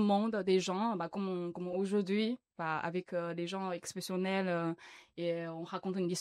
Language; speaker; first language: French; non-native, learner; Chinese